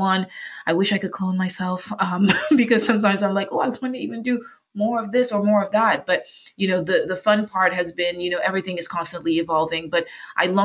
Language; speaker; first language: English; non-native, local second language; Yoruba